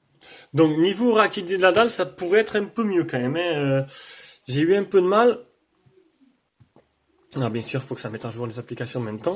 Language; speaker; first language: French; native; French